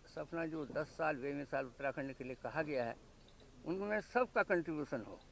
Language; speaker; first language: Hindi; native; Hindi